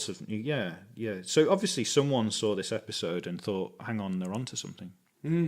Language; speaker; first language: English; native; English